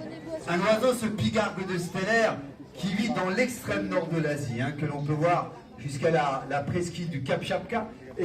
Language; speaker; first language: French; native; French